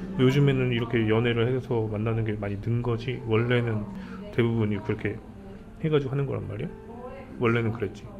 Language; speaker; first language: Korean; native; Korean